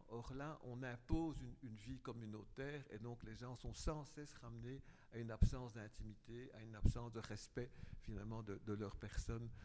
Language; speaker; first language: French; native; French